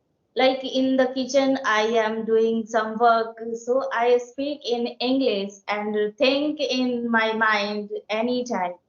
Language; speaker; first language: English; non-native, learner; Hindi